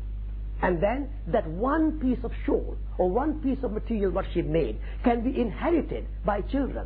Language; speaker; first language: English; non-native, local second language; Marwari